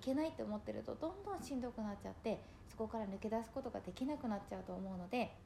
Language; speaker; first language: Japanese; native; Japanese